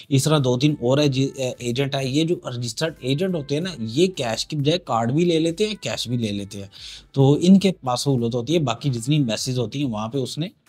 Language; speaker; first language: Urdu; non-native, local second language; Punjabi